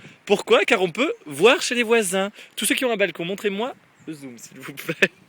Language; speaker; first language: French; native; French